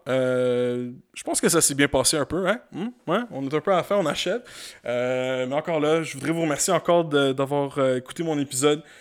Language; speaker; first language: French; native; French